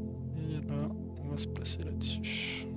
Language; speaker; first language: French; native; French